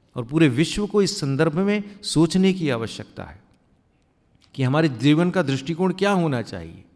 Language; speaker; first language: Hindi; native; Hindi